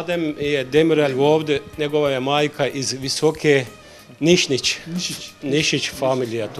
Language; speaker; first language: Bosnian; early bilingual, heritage; Bosnian